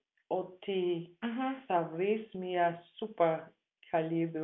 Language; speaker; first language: Greek; non-native, fluent; German